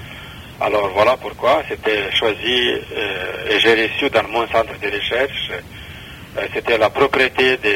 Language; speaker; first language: French; non-native, fluent; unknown